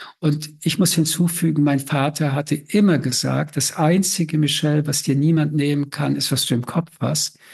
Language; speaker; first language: German; early bilingual, other home language; French